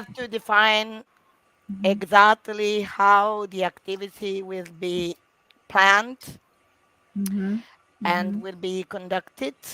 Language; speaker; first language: English; non-native, fluent; Italian